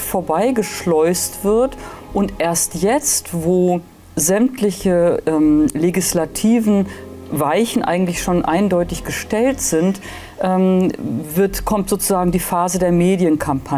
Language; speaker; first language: German; native; German